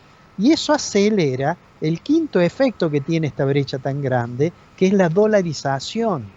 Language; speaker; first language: Spanish; native; Spanish